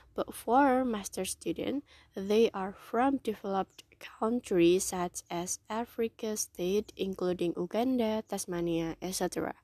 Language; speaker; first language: English; non-native, fluent; Indonesian